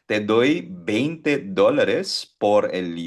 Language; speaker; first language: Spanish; non-native, fluent; Filipino